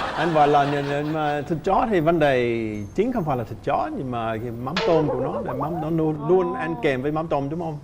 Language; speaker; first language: Vietnamese; non-native, fluent; English